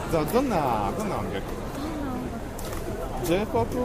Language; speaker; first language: Japanese; non-native, learner; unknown